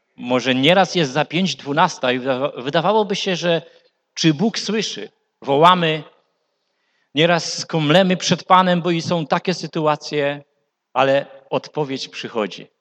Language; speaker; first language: Polish; native; Polish